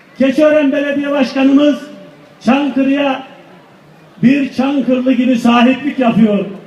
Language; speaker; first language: Turkish; native; Turkish